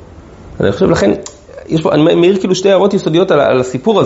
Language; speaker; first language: Hebrew; native; Hebrew